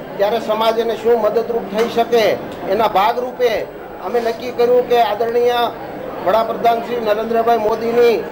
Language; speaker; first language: Gujarati; native; Gujarati